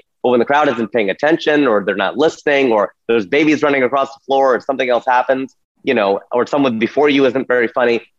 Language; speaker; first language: English; native; English